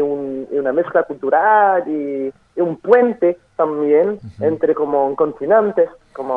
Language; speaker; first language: Spanish; non-native, fluent; French